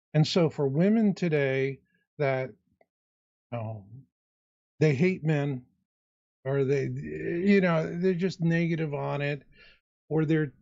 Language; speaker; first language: English; native; English